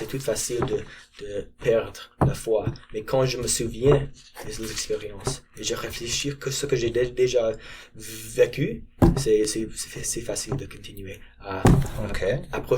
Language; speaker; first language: French; non-native, learner; English